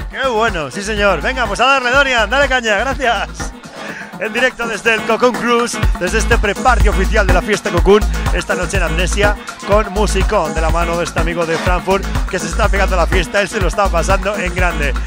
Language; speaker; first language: Spanish; native; Spanish